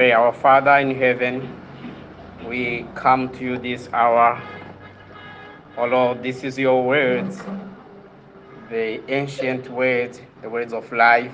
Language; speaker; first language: English; non-native, local second language; Kinyarwanda